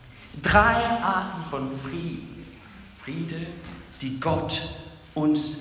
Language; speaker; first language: German; non-native, fluent; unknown